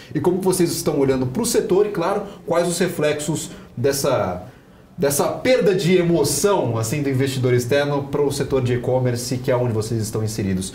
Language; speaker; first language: Portuguese; native; Portuguese